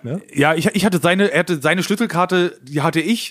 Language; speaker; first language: German; native; German